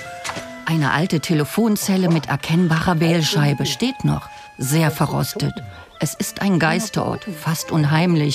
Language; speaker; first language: German; native; German